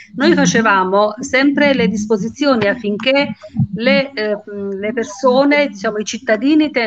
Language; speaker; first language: Italian; non-native, local second language; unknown